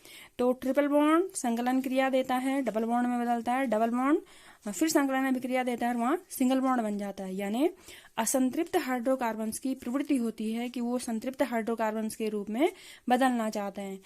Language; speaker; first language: Hindi; native; Hindi